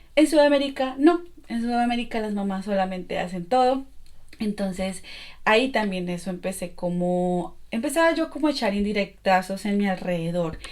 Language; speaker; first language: Spanish; native; Spanish